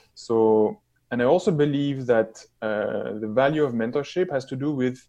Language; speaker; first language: English; non-native, fluent; French